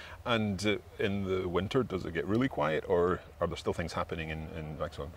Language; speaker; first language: English; native; English